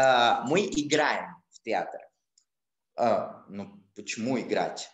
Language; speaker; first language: Russian; non-native, learner; Spanish